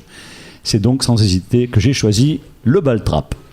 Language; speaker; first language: French; native; French